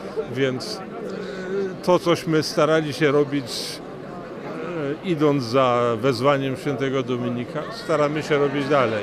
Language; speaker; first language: Polish; native; Polish